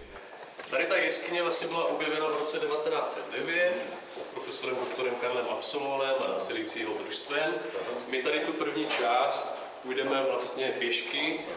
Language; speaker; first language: Czech; native; Czech